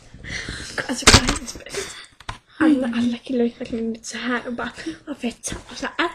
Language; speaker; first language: Swedish; native; Swedish